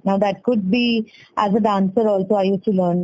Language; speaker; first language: English; non-native, local second language; Bangla